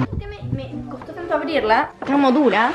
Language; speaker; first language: Spanish; native; Spanish